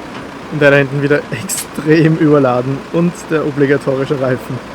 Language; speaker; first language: German; native; German